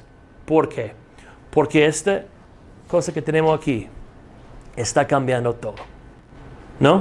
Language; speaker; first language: Spanish; non-native, fluent; English